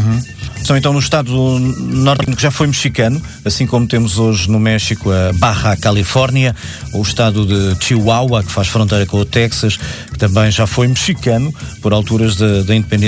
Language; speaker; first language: Portuguese; native; Portuguese